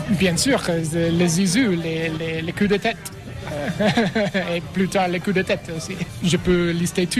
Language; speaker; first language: French; non-native, learner; English